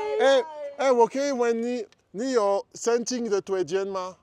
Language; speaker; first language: Chinese; non-native, learner; French